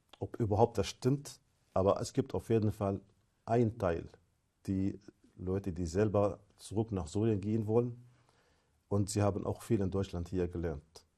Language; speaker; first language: German; non-native, fluent; Arabic